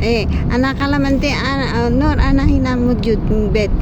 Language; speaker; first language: Arabic; non-native, learner; Filipino